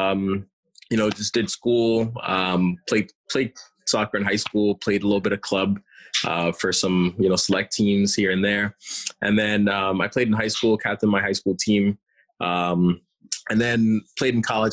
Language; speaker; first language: English; early bilingual, other home language; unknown